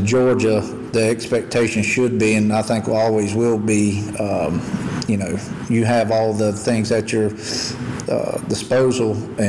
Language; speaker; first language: English; native; English